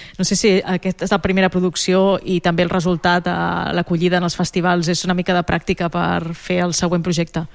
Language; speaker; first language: Catalan; native; Catalan